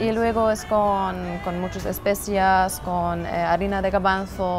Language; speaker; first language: Spanish; non-native, learner; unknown